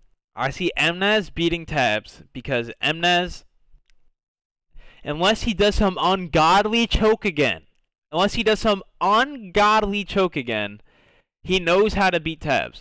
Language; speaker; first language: English; native; English